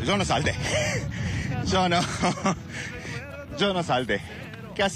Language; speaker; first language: Spanish; native; Spanish